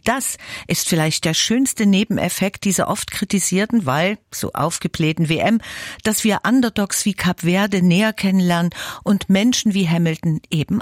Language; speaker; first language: German; native; German